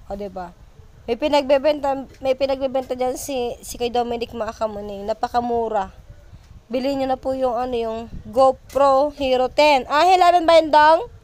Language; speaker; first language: Filipino; native; Filipino